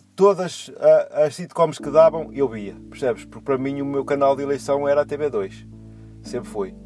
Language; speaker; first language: Portuguese; native; Portuguese